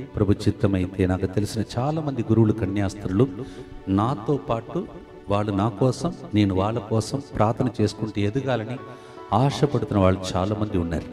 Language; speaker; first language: Telugu; non-native, fluent; Tamil